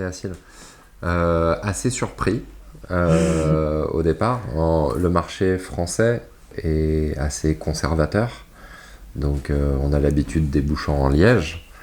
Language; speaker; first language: French; native; French